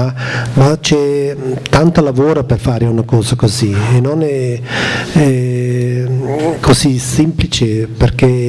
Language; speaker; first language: Italian; non-native, learner; German